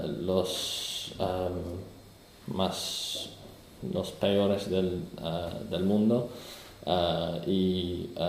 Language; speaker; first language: Spanish; non-native, learner; English